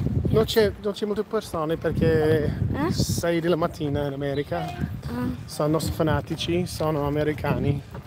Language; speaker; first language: Italian; non-native, learner; English